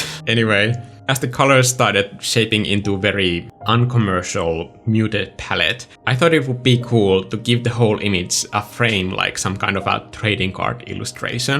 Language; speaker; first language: English; non-native, fluent; Finnish